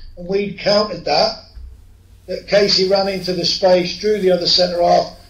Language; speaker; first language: English; native; English